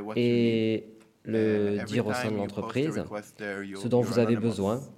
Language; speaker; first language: French; non-native, fluent; Hebrew